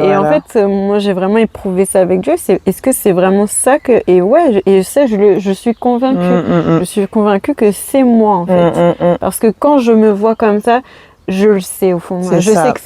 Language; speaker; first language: French; native; French